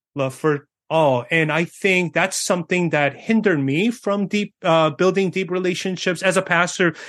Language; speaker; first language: English; early bilingual, other home language; Korean